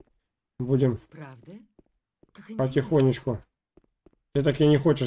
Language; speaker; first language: Russian; native; Russian